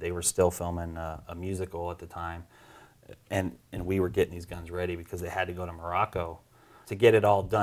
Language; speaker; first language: English; native; English